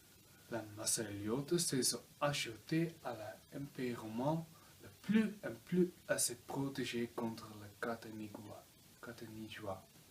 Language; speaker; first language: French; non-native, learner; Dutch